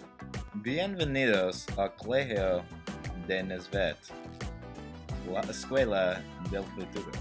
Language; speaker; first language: Spanish; non-native, learner; English